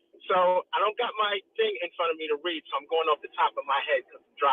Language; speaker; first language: English; native; English